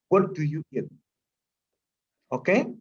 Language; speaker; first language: English; non-native, fluent; Indonesian